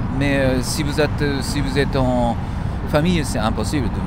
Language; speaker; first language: French; non-native, fluent; Japanese